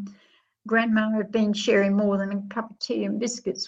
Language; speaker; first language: English; native; English